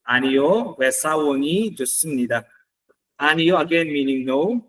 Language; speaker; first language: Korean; non-native, fluent; Filipino